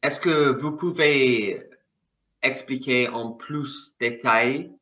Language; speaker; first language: French; non-native, learner; English